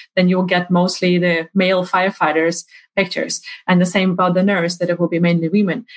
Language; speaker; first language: English; non-native, fluent; Ukrainian